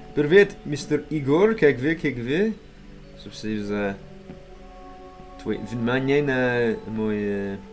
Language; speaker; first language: Russian; non-native, learner; English